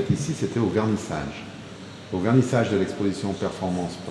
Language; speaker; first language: French; native; French